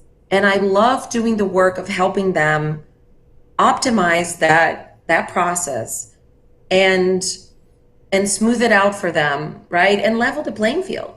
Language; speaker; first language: English; non-native, fluent; Portuguese